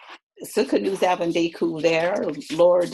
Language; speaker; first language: French; non-native, fluent; English